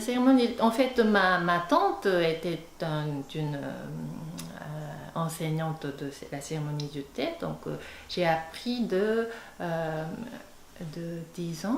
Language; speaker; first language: French; non-native, fluent; Japanese